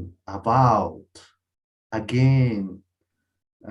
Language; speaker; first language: English; non-native, learner; Spanish